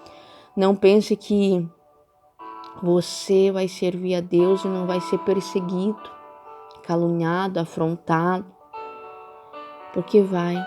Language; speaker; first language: Portuguese; native; Portuguese